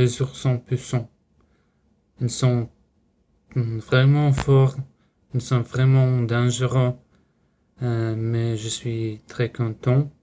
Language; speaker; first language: French; non-native, learner; Russian